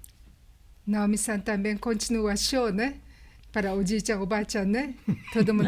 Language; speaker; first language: Portuguese; non-native, learner; Japanese